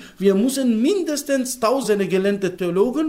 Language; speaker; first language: German; non-native, learner; Macedonian